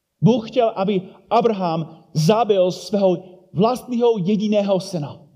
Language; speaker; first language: Czech; non-native, fluent; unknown